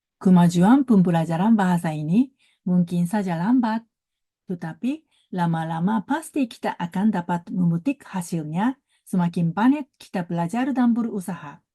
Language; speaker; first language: Indonesian; non-native, learner; Japanese